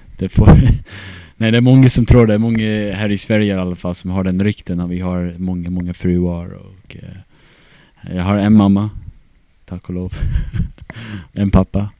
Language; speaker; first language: Swedish; non-native, fluent; English